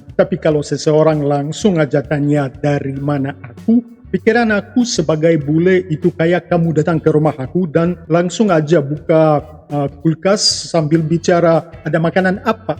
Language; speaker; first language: Indonesian; non-native, fluent; Russian